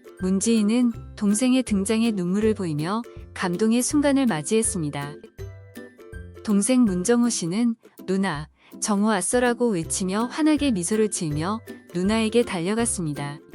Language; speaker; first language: Korean; native; Korean